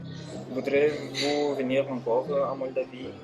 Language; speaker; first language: French; non-native, learner; Romanian